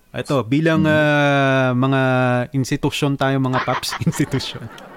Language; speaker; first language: Filipino; native; Filipino